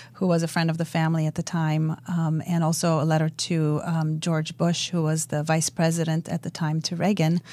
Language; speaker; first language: English; early bilingual, other home language; Romanian